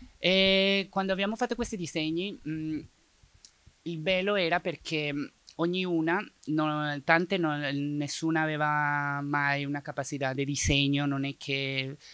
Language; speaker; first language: Italian; non-native, fluent; Spanish